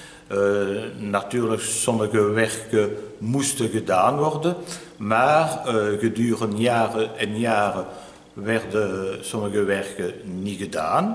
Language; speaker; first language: Dutch; non-native, local second language; French